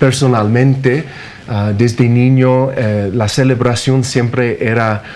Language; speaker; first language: Spanish; non-native, fluent; English